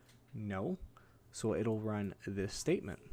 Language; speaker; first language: English; native; English